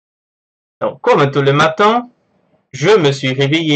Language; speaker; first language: French; non-native, fluent; Portuguese